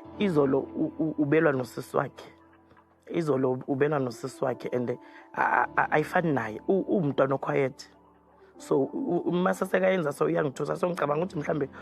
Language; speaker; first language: Zulu; native; Zulu